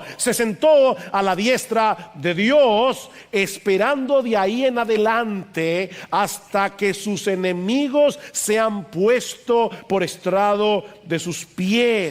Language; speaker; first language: Spanish; native; Spanish